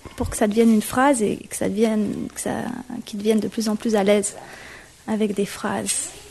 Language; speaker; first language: French; native; French